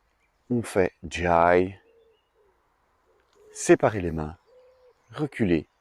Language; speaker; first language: French; native; French